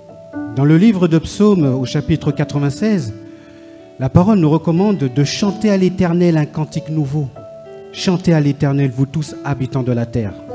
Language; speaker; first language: French; native; French